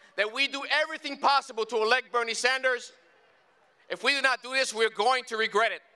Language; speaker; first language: English; early bilingual, other home language; Spanish